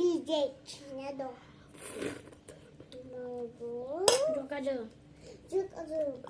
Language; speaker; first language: Turkish; early bilingual, other home language; Persian